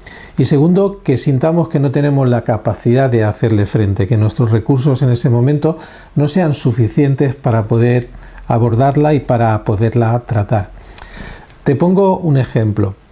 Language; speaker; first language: Spanish; native; Spanish